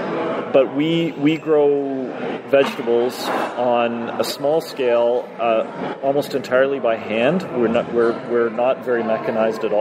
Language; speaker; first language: English; native; English